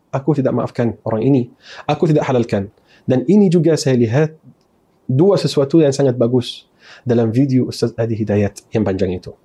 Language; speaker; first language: Malay; non-native, fluent; Arabic